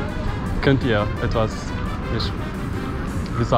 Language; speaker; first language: German; non-native, learner; Albanian